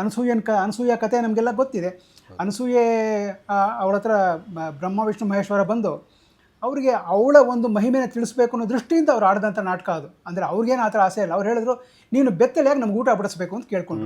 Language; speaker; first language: Kannada; native; Kannada